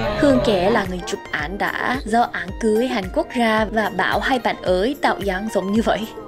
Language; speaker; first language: Vietnamese; non-native, fluent; Korean